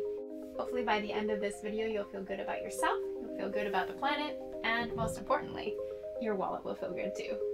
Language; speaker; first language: English; native; English